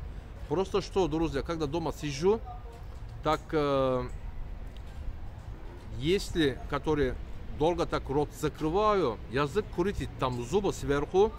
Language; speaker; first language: Russian; non-native, learner; Turkish